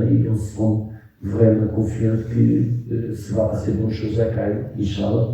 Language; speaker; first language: French; non-native, fluent; Portuguese